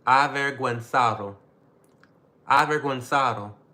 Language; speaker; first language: Spanish; non-native, learner; English